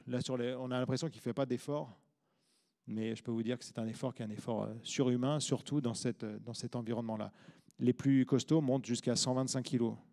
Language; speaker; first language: French; native; French